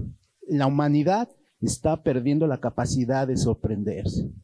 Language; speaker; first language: Spanish; native; Spanish